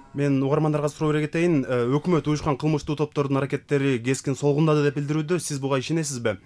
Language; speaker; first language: Kyrgyz; native; Kyrgyz